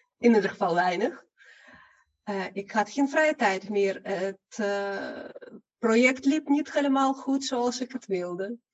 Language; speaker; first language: Dutch; non-native, fluent; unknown